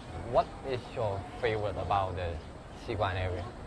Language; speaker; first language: English; non-native, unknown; Chinese